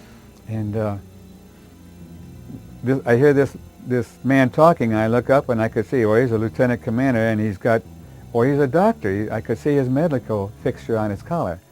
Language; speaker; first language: English; native; English